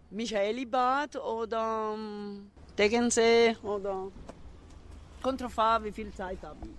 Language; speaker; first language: German; non-native, learner; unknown